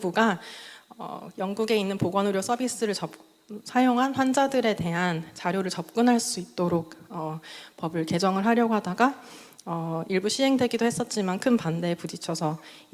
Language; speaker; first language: Korean; native; Korean